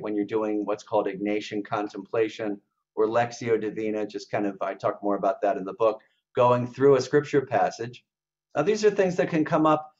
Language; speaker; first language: English; native; English